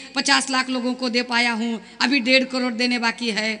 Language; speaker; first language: Hindi; non-native, local second language; Marathi